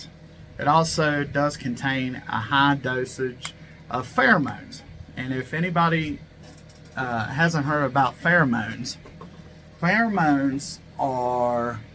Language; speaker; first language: English; native; English